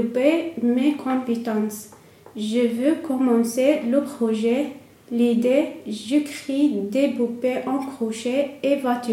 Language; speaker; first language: French; non-native, learner; Arabic